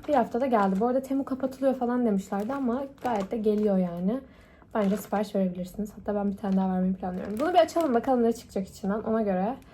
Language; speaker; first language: Turkish; early bilingual, heritage; Turkish